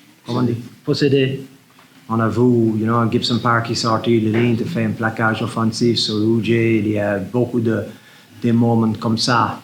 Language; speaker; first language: French; non-native, learner; English